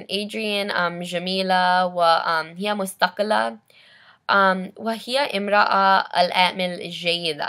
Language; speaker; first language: Arabic; non-native, learner; English